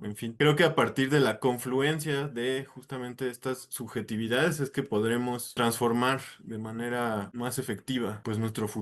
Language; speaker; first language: Spanish; native; Spanish